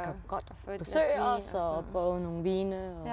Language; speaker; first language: Danish; early bilingual, heritage; German